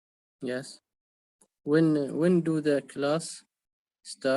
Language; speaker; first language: English; non-native, learner; Arabic